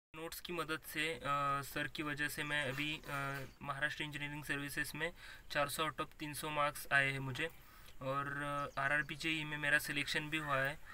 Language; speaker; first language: Hindi; non-native, local second language; Marathi